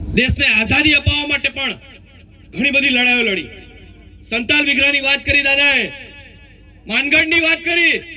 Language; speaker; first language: Gujarati; non-native, local second language; Bhili